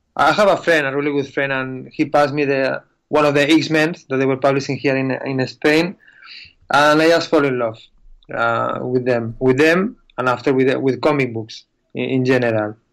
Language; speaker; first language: English; non-native, fluent; Spanish